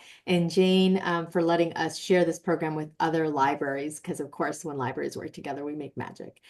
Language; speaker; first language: English; native; English